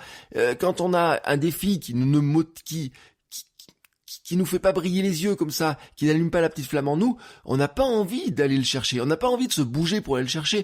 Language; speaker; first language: French; native; French